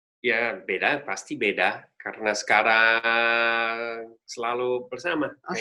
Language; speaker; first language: Indonesian; non-native, learner; Dutch